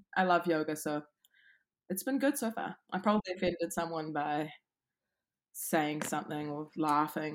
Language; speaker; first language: English; native; English